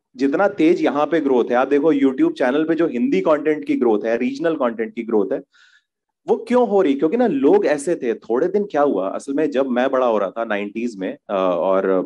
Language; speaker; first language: Hindi; native; Hindi